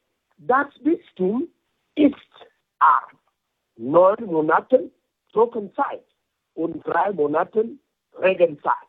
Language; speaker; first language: German; non-native, fluent; French